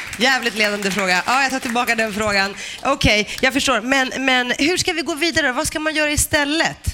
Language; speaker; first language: Swedish; early bilingual, other home language; Greek